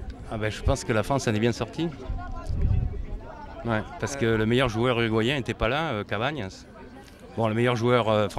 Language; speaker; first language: French; native; French